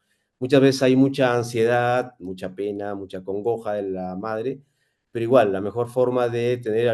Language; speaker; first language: Spanish; native; Spanish